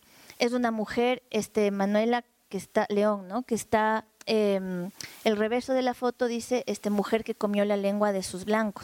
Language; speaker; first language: Spanish; native; Spanish